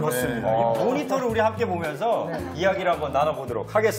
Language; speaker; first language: Korean; native; Korean